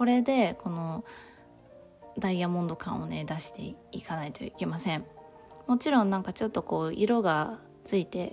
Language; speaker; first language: Japanese; native; Japanese